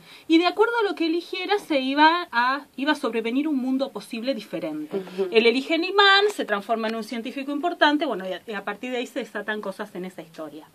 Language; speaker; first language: Spanish; native; Spanish